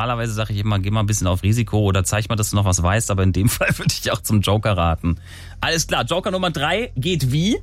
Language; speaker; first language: German; native; German